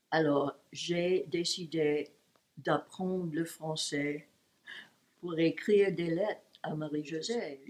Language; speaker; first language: French; non-native, learner; English